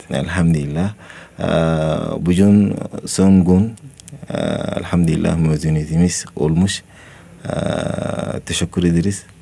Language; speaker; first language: Turkish; non-native, learner; Arabic